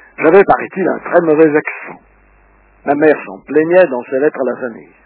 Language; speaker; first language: French; early bilingual, other home language; Russian